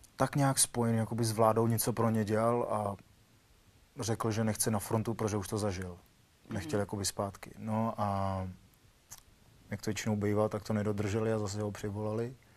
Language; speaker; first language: Czech; early bilingual, other home language; Armenian